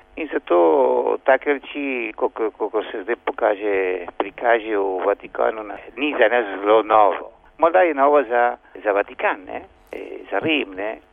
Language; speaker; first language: Slovenian; early bilingual, heritage; Slovenian